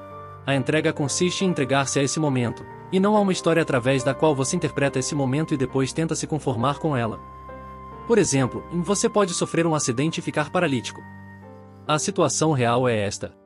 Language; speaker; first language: Portuguese; native; Portuguese